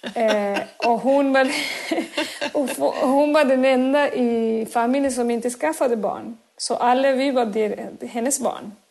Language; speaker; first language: Swedish; non-native, fluent; Spanish